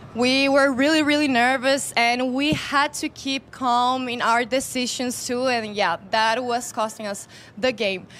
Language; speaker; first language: English; non-native, fluent; Portuguese